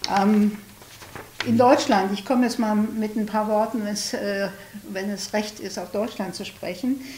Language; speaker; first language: German; native; German